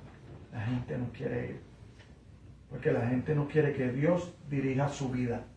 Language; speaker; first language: Spanish; native; Spanish